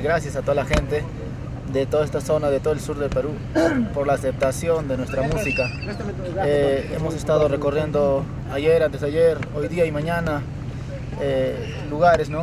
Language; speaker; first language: Spanish; native; Spanish